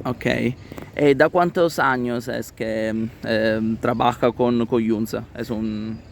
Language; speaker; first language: Spanish; non-native, learner; Italian